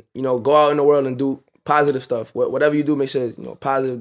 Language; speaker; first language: English; native; English